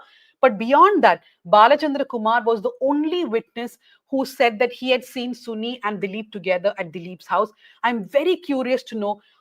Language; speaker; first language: English; non-native, local second language; Malayalam